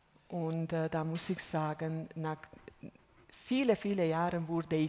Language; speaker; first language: German; non-native, fluent; Hungarian